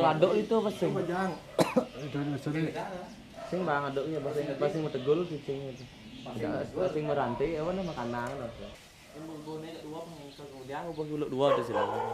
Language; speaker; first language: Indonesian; non-native, local second language; Balinese